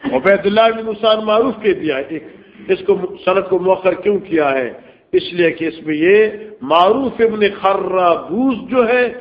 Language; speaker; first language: Urdu; non-native, local second language; Northern Hindko